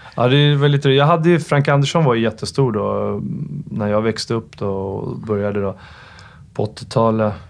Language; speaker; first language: Swedish; native; Swedish